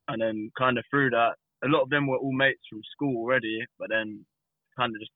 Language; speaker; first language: English; native; English